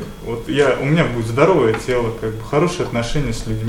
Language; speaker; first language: Russian; native; Russian